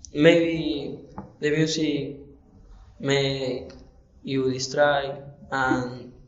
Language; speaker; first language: English; non-native, learner; Spanish